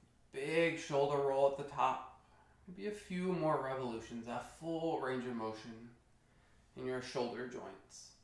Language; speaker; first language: English; native; English